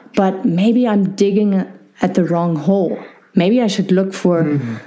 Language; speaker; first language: English; non-native, fluent; German